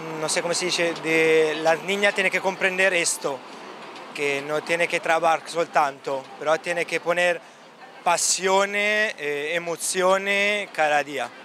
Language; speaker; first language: Spanish; non-native, learner; Italian